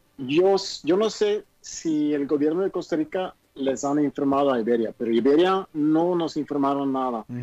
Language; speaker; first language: Spanish; non-native, fluent; Swedish